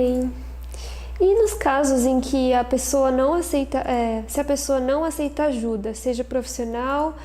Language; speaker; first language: Portuguese; native; Portuguese